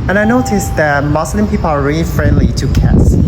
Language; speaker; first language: English; non-native, fluent; Chinese